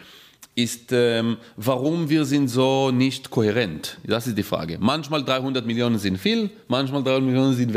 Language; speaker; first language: German; non-native, fluent; Hebrew